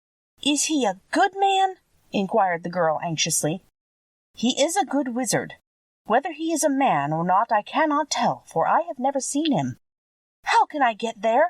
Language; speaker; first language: English; native; English